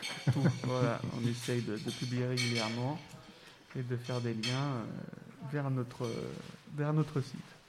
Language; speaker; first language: French; native; French